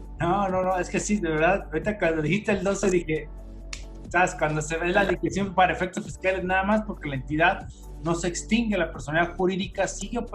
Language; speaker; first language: Spanish; native; Spanish